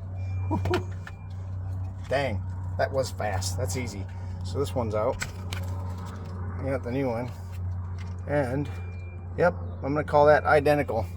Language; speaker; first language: English; native; English